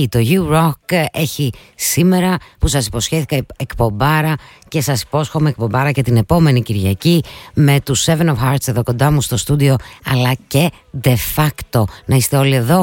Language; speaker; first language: Greek; native; Greek